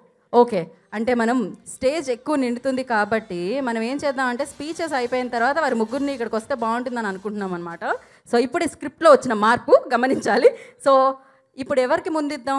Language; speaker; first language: Telugu; native; Telugu